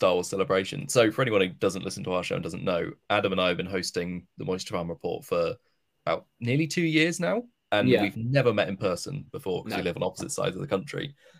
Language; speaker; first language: English; native; English